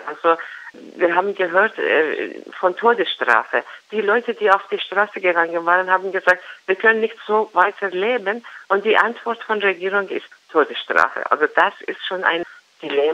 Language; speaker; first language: German; non-native, learner; Persian